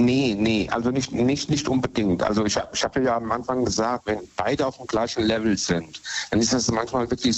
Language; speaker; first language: German; native; German